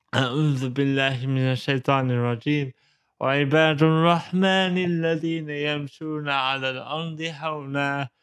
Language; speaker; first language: Arabic; non-native, fluent; English